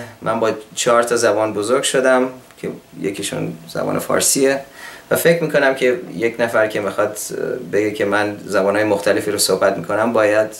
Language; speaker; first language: Persian; early bilingual, heritage; Persian